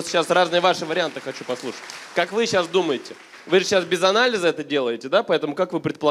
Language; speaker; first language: Russian; native; Russian